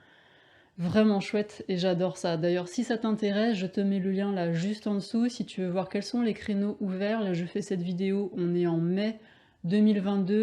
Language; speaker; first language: French; native; French